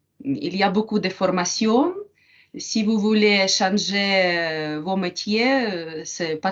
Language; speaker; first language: French; non-native, learner; Ukrainian